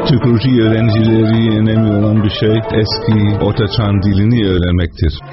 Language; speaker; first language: Turkish; non-native, fluent; Dutch